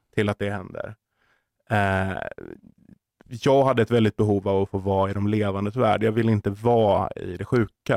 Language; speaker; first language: Swedish; native; Swedish